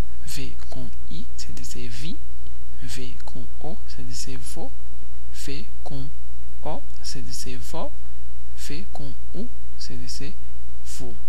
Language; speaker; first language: Spanish; non-native, fluent; Haitian Creole